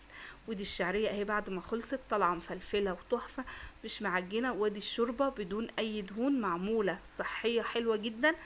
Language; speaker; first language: Arabic; native; Arabic